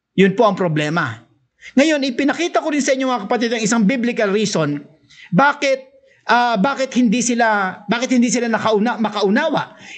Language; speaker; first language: Filipino; non-native, local second language; Cebuano